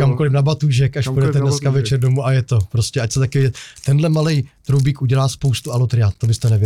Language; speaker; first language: Czech; native; Czech